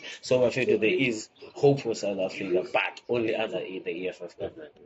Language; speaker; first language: English; non-native, local second language; Xhosa